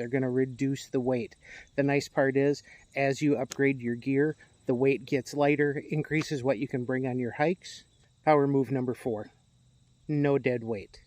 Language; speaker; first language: English; native; English